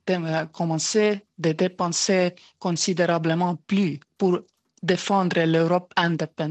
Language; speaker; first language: French; non-native, fluent; Estonian